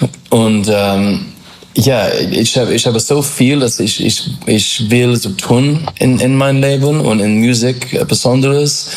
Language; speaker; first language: German; non-native, learner; English